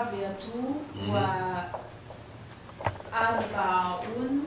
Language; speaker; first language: Arabic; non-native, learner; Chinese